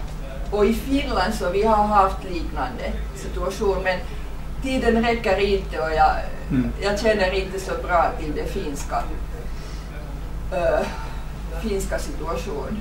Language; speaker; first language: Swedish; non-native, fluent; Finnish